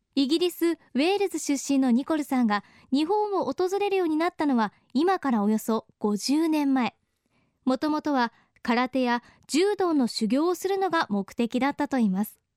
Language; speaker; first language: Japanese; native; Japanese